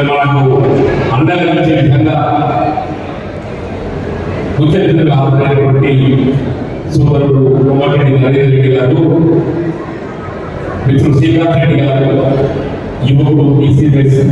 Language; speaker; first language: Telugu; native; Telugu